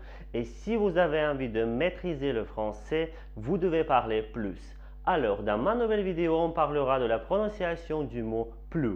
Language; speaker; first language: French; non-native, fluent; Russian